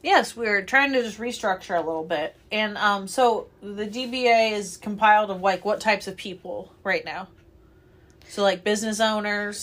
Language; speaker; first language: English; native; English